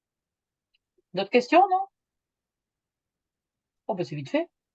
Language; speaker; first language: French; native; French